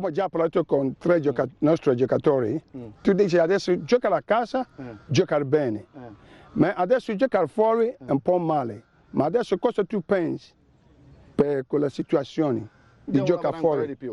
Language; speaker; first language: Italian; non-native, learner; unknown